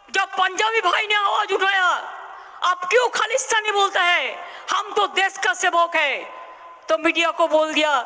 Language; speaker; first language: Hindi; non-native, local second language; Bangla